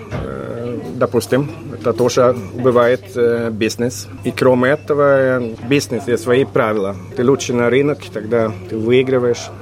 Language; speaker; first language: Russian; non-native, fluent; Swedish